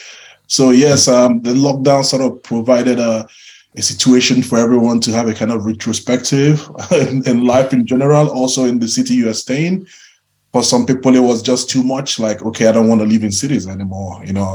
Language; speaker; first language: English; non-native, local second language; Igbo